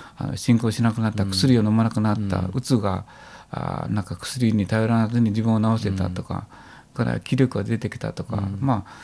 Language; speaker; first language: Japanese; native; Japanese